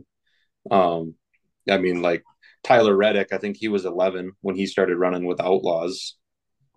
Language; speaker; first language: English; native; English